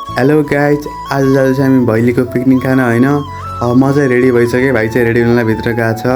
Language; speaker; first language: Nepali; non-native, local second language; Rana Tharu